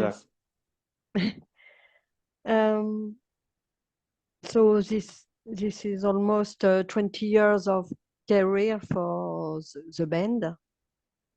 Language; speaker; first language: English; non-native, learner; French